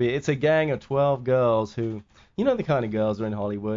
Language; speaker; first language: English; native; English